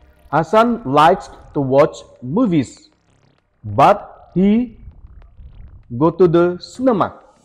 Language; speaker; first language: English; non-native, fluent; Indonesian